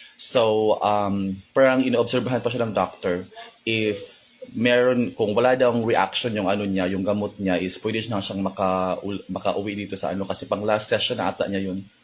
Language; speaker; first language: Filipino; non-native, local second language; Cebuano